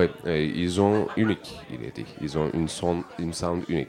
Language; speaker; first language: French; non-native, learner; Turkish